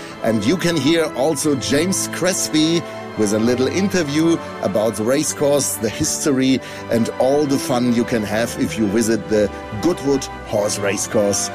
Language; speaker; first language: English; non-native, fluent; German